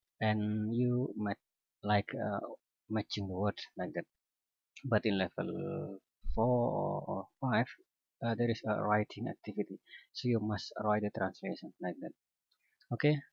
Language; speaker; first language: English; non-native, learner; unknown